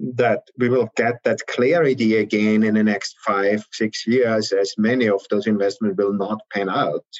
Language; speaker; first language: English; non-native, fluent; German